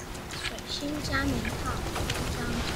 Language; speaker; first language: Chinese; native; Chinese